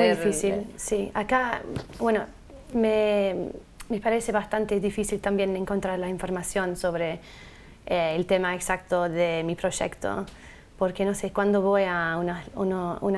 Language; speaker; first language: Spanish; non-native, fluent; English